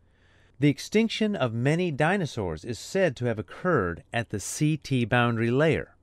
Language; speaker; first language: English; native; English